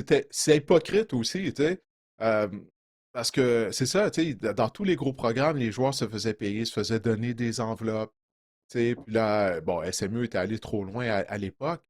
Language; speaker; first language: French; native; French